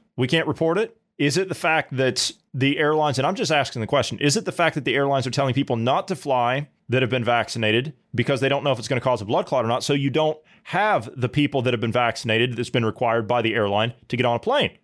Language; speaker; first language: English; native; English